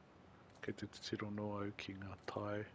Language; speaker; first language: Māori; non-native, local second language; English